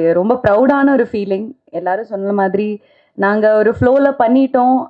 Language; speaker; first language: Tamil; non-native, local second language; Malayalam